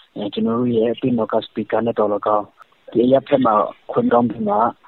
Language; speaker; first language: Burmese; non-native, local second language; Hakha Chin